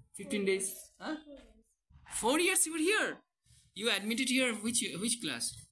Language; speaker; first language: English; non-native, local second language; Bangla